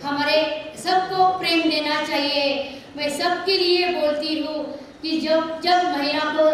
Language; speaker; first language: Hindi; non-native, local second language; Marathi